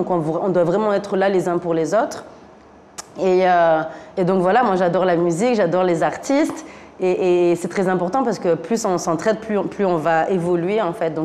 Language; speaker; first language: French; native; French